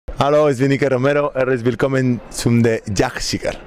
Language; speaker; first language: German; non-native, learner; Spanish